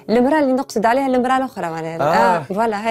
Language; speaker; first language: Arabic; native; Arabic